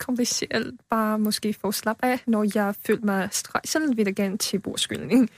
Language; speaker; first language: Danish; non-native, learner; Chinese